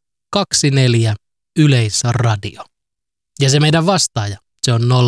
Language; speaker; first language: Finnish; native; Finnish